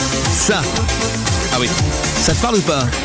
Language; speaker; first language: French; native; French